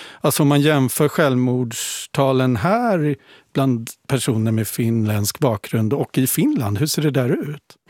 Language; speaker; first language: Swedish; native; Swedish